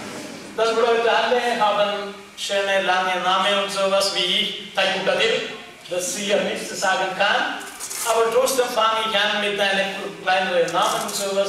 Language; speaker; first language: German; non-native, learner; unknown